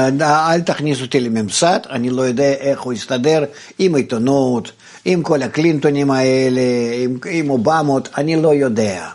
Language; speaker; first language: Hebrew; non-native, fluent; Russian